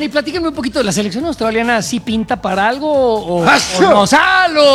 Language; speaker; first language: Spanish; native; Spanish